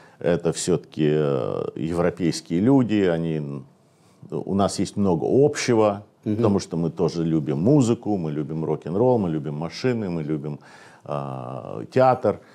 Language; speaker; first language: Russian; native; Russian